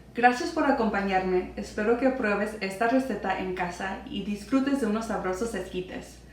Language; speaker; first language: Spanish; early bilingual, heritage; Spanish